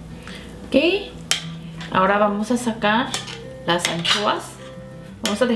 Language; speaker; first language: Spanish; non-native, fluent; Korean